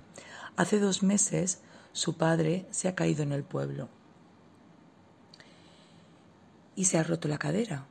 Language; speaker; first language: Spanish; native; Spanish